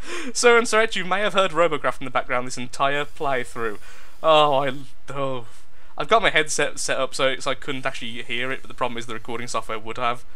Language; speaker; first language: English; native; English